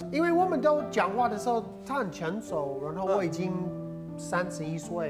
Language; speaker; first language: Chinese; non-native, fluent; English